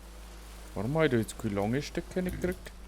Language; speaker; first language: German; native; German